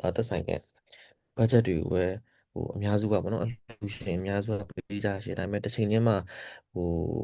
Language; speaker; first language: Burmese; non-native, local second language; S'gaw Karen